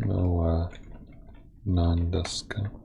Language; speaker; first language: Japanese; non-native, learner; English